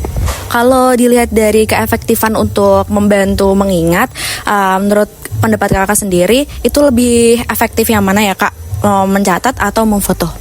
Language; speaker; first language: Indonesian; native; Indonesian